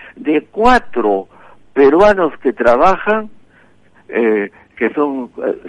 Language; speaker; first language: Spanish; native; Spanish